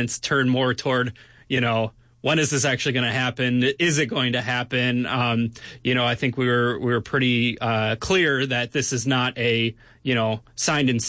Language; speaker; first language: English; native; English